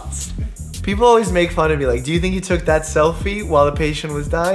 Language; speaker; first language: English; native; English